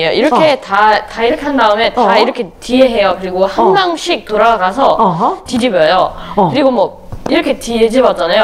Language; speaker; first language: Korean; early bilingual, other home language; English